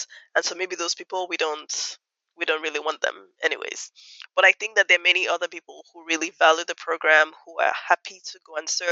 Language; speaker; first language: English; non-native, local second language; Yoruba